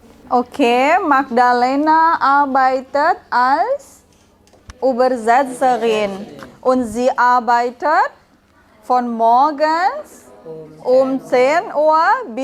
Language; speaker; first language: German; non-native, learner; Indonesian